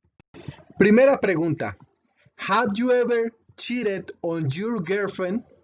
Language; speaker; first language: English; non-native, fluent; Spanish